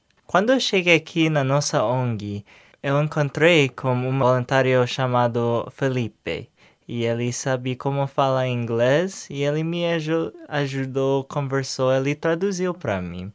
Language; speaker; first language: Portuguese; non-native, learner; English